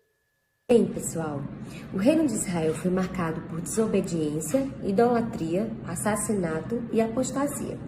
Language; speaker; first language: Portuguese; native; Portuguese